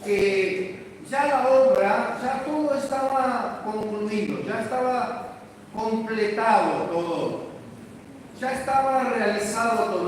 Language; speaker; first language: Spanish; native; Spanish